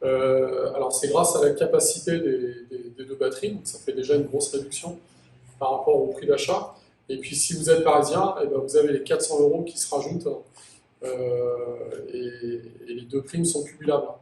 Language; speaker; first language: French; native; French